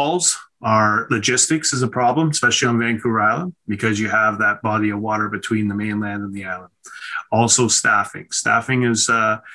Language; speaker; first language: English; native; English